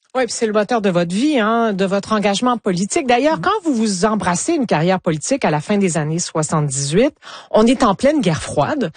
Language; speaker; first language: French; native; French